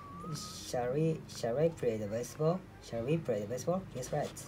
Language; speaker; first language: English; non-native, learner; Japanese